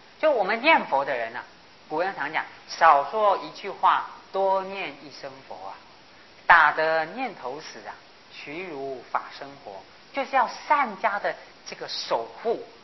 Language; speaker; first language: Chinese; non-native, local second language; Hakka Chinese